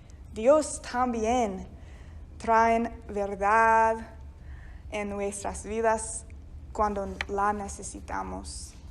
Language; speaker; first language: Spanish; non-native, fluent; English